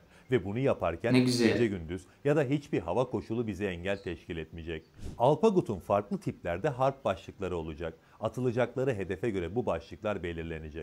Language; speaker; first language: Turkish; native; Turkish